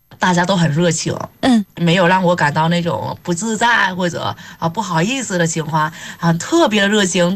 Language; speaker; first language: Chinese; non-native, fluent; Vietnamese